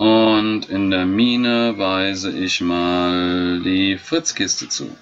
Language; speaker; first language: German; native; German